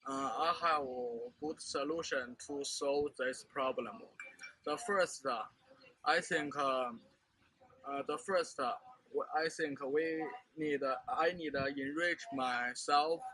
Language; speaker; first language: English; non-native, learner; Chinese